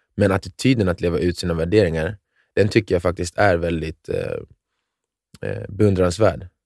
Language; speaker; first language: Swedish; native; Swedish